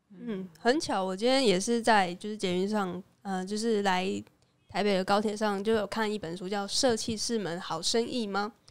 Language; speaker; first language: Chinese; native; Chinese